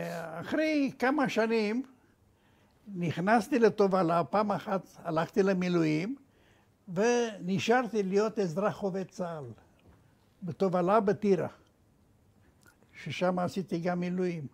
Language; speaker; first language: Hebrew; non-native, fluent; Romanian